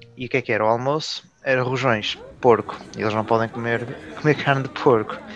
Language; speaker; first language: Portuguese; native; Portuguese